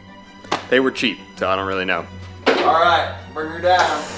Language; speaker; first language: English; native; English